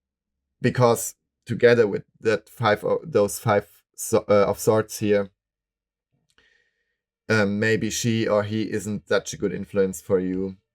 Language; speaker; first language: English; non-native, fluent; German